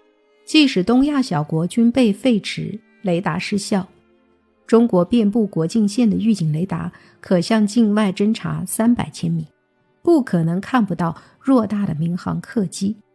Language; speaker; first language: Chinese; native; Chinese